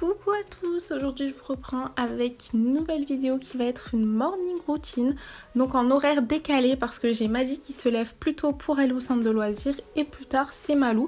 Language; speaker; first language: French; native; French